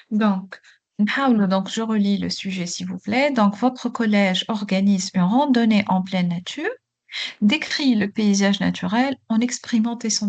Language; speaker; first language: French; non-native, local second language; Arabic